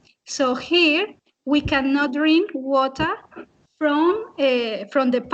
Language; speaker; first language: English; non-native, fluent; Spanish